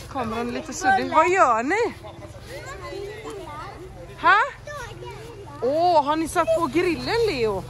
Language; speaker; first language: Swedish; native; Swedish